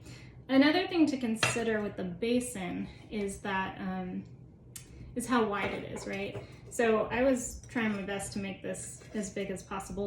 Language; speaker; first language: English; native; English